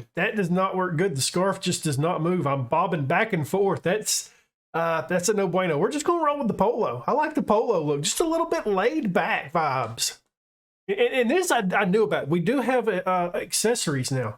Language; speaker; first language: English; native; English